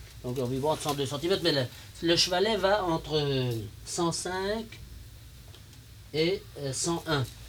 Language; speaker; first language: French; native; French